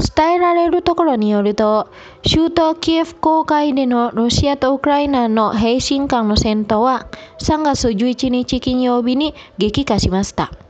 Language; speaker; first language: Japanese; non-native, fluent; Indonesian